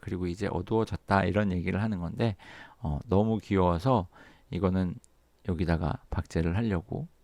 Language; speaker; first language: Korean; native; Korean